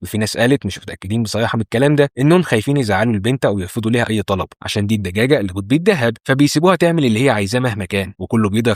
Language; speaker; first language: Arabic; native; Arabic